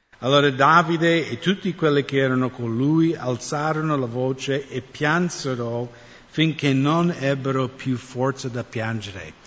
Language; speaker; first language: Italian; non-native, fluent; English